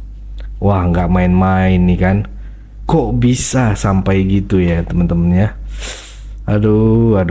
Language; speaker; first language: Indonesian; native; Indonesian